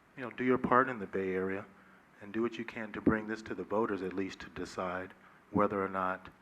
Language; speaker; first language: English; native; English